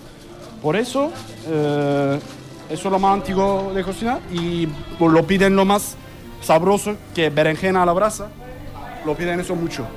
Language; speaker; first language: Spanish; non-native, learner; Turkish